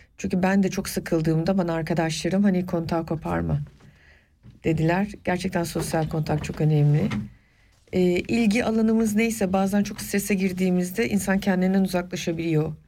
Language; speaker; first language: Turkish; non-native, local second language; Kurdish